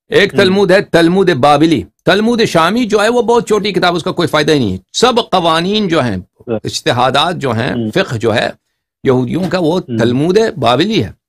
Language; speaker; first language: Urdu; native; Urdu